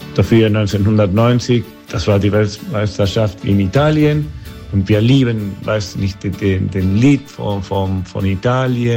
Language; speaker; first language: German; non-native, fluent; Spanish